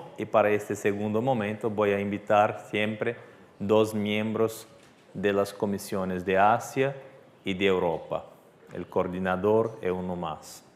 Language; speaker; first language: Spanish; non-native, fluent; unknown